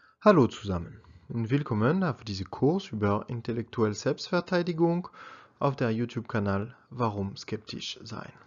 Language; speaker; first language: German; non-native, learner; French